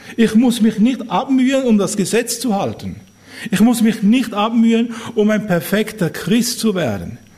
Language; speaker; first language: German; native; German